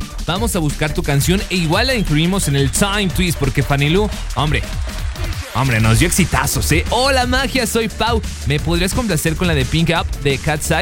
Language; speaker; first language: Spanish; native; Spanish